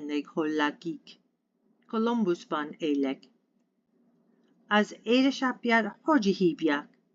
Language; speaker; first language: Hungarian; non-native, learner; English